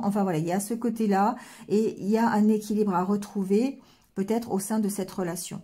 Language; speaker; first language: French; native; French